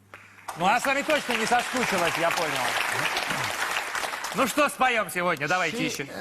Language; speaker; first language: Russian; native; Russian